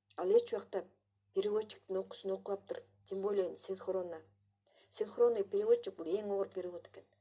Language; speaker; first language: Russian; non-native, local second language; Kyrgyz